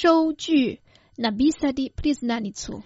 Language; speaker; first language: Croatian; non-native, fluent; Chinese